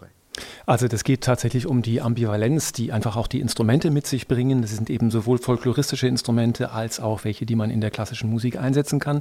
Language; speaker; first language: German; native; German